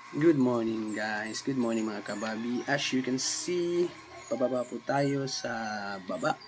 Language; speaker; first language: Filipino; non-native, local second language; Cebuano